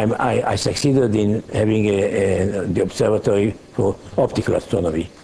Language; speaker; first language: English; non-native, fluent; Hebrew